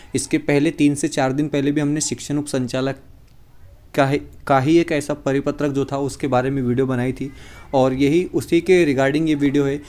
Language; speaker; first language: Hindi; non-native, local second language; Marathi